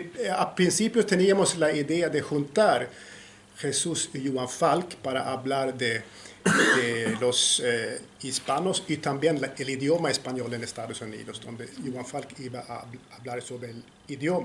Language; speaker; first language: Spanish; non-native, fluent; Swedish